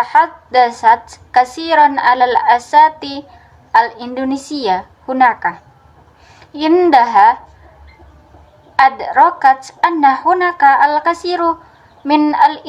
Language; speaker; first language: Arabic; non-native, fluent; Indonesian